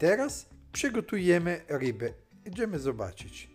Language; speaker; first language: Polish; non-native, learner; Italian